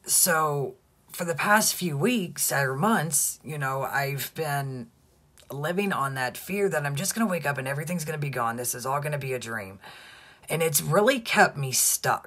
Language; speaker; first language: English; native; English